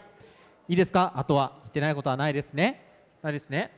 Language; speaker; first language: Japanese; native; Japanese